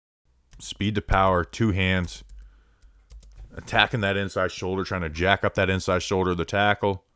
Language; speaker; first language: English; native; English